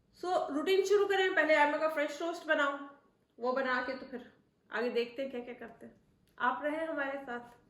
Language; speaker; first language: Urdu; native; Urdu